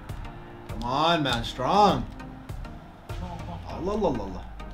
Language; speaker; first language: English; non-native, learner; Arabic